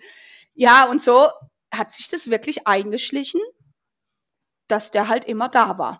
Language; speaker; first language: German; native; German